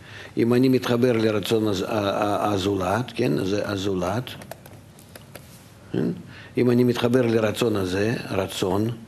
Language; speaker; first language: Hebrew; non-native, fluent; Russian